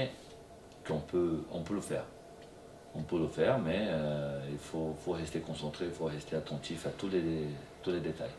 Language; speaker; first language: French; non-native, fluent; Portuguese